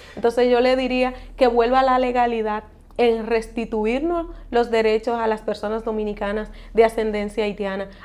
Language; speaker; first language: Spanish; native; Spanish